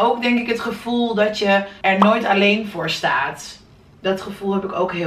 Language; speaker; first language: Dutch; native; Dutch